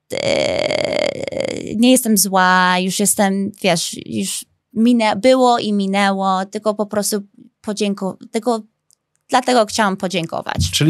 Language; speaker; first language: Polish; early bilingual, heritage; Polish